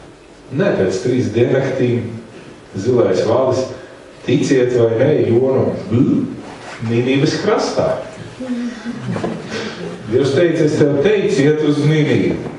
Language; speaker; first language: Latvian; native; Latvian